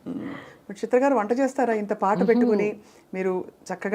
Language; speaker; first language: Telugu; native; Telugu